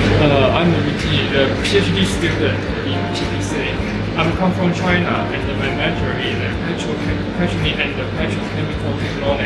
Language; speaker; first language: English; non-native, learner; Chinese